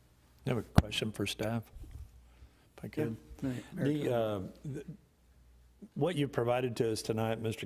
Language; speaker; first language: English; native; English